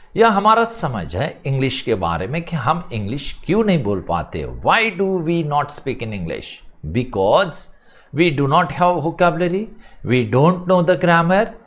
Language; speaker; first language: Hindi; non-native, local second language; Marathi